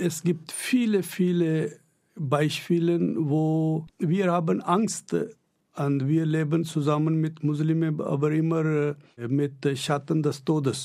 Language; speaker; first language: German; non-native, learner; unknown